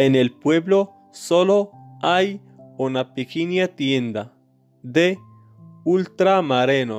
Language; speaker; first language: Spanish; non-native, learner; Arabic